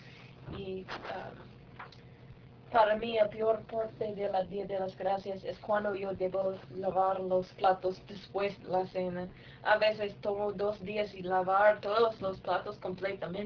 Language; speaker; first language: Spanish; non-native, learner; English